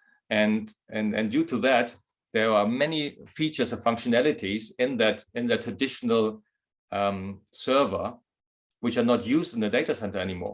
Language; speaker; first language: English; non-native, fluent; German